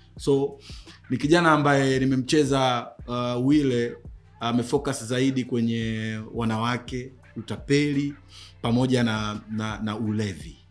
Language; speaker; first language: Swahili; native; Swahili